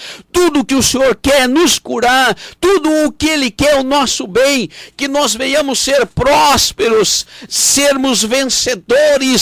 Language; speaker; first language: Portuguese; native; Portuguese